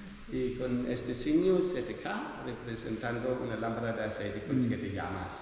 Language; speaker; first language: Spanish; non-native, learner; Dutch